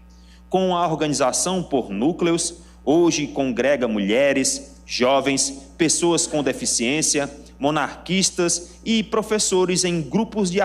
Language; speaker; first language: Portuguese; native; Portuguese